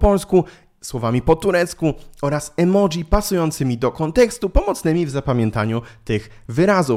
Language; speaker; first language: Polish; native; Polish